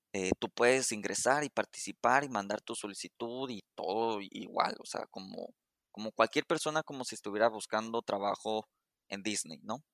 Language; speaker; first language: Spanish; native; Spanish